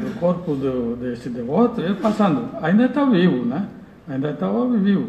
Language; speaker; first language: Portuguese; non-native, learner; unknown